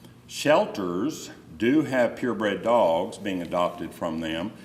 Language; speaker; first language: English; native; English